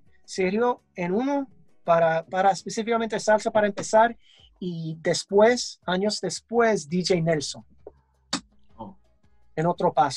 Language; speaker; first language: Spanish; early bilingual, heritage; English